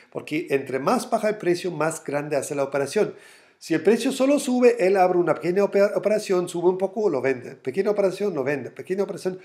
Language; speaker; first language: Spanish; non-native, fluent; German